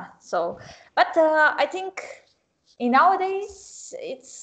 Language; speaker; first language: English; non-native, fluent; Serbian